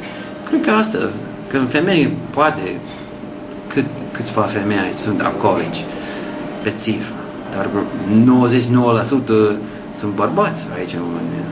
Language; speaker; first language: Romanian; non-native, learner; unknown